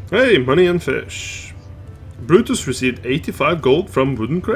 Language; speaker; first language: English; non-native, fluent; Norwegian